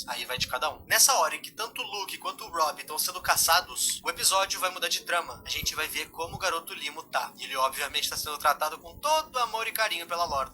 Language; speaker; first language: Portuguese; native; Portuguese